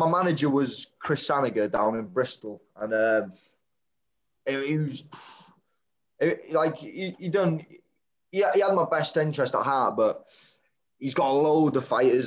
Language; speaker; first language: English; native; English